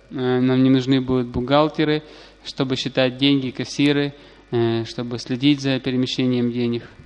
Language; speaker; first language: Russian; native; Russian